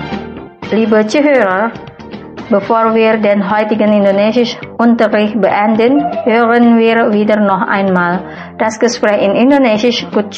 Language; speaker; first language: German; non-native, fluent; Indonesian